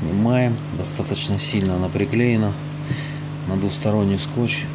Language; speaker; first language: Russian; native; Russian